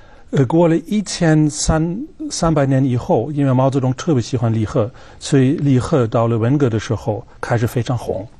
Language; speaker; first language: Chinese; non-native, fluent; German